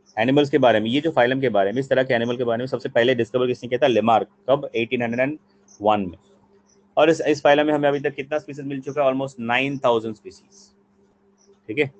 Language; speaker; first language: Hindi; non-native, local second language; Bangla